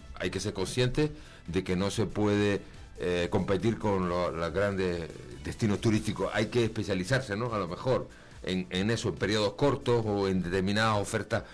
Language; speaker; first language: Spanish; native; Spanish